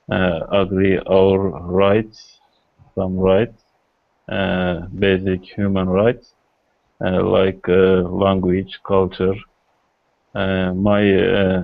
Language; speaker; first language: English; non-native, learner; Kurdish